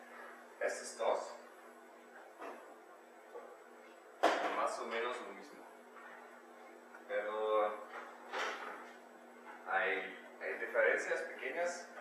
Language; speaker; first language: Spanish; non-native, learner; German